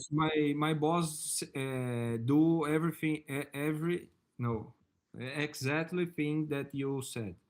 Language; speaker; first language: English; non-native, learner; Portuguese